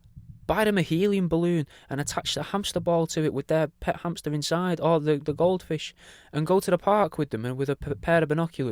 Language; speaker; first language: English; native; English